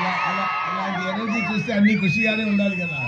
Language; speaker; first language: Telugu; non-native, learner; Tamil